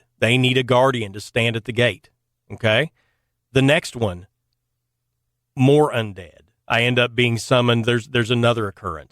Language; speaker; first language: English; native; English